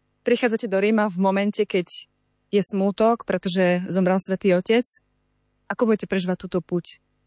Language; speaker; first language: Slovak; native; Slovak